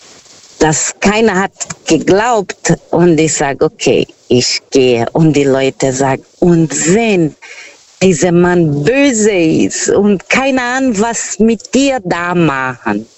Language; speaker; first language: German; non-native, learner; Portuguese